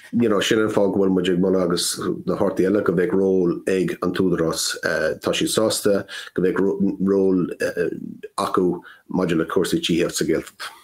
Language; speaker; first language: Irish; non-native, local second language; English